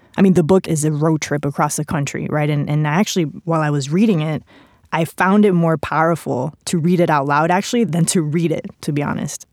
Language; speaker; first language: English; non-native, fluent; Spanish